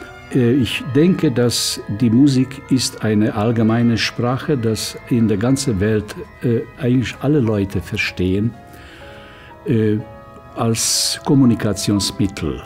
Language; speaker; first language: German; non-native, fluent; Hungarian